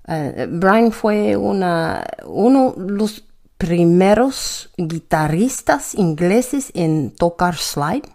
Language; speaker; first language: Spanish; non-native, learner; English